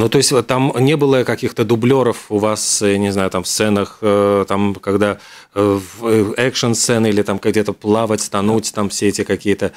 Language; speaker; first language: Russian; native; Russian